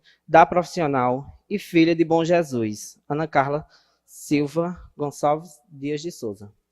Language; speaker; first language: Portuguese; native; Portuguese